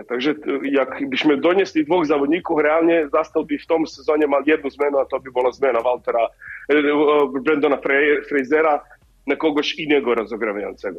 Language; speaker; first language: Polish; non-native, learner; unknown